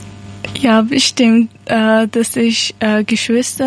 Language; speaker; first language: German; non-native, learner; Persian